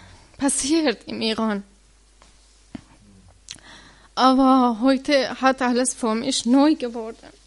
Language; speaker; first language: German; non-native, learner; Persian